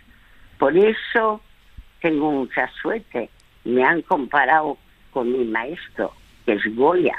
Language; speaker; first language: Spanish; early bilingual, other home language; French